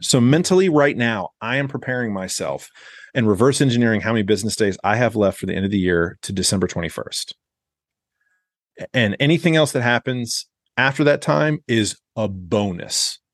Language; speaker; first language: English; native; English